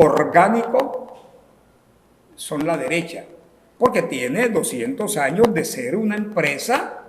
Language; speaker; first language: Spanish; native; Spanish